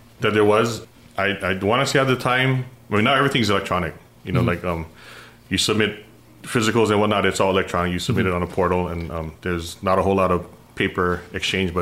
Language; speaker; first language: English; native; English